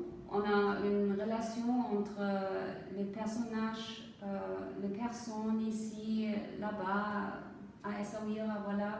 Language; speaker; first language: French; non-native, fluent; German